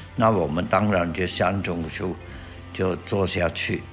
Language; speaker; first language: Chinese; non-native, fluent; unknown